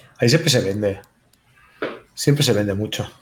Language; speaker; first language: Spanish; native; Spanish